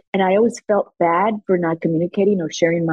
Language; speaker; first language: English; early bilingual, other home language; Spanish